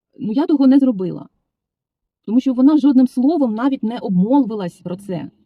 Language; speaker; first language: Ukrainian; native; Ukrainian